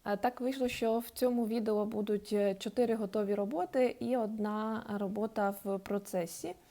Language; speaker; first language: Ukrainian; non-native, local second language; Russian